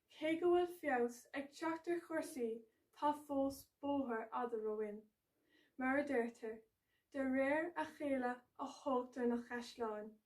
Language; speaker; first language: Irish; non-native, local second language; English